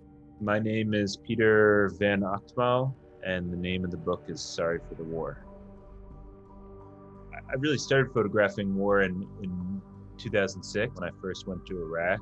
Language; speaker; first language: English; native; English